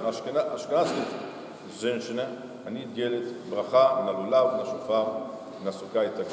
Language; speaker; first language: Russian; non-native, fluent; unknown